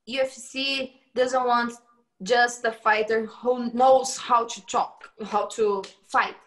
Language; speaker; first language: English; non-native, fluent; Portuguese